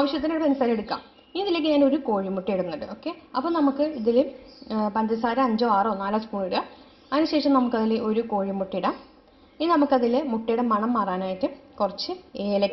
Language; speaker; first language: Malayalam; native; Malayalam